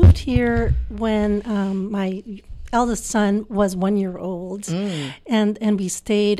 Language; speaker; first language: English; non-native, local second language; Filipino